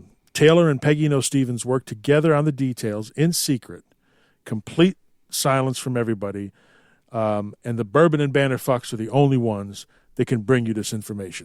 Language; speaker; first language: English; native; English